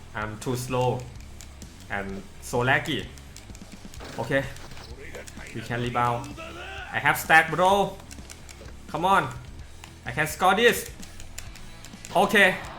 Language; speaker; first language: English; non-native, learner; Thai